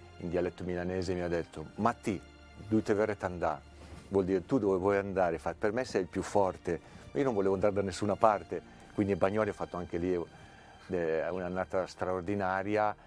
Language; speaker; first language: Italian; native; Italian